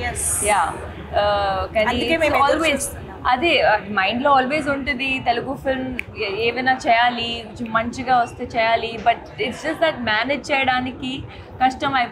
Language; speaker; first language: Telugu; non-native, learner; Hindi